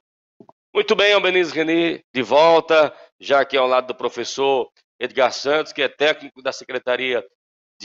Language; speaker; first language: Portuguese; native; Portuguese